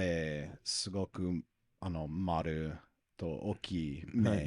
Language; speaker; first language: Japanese; non-native, learner; English